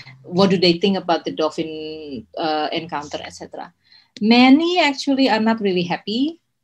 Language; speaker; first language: English; non-native, fluent; Indonesian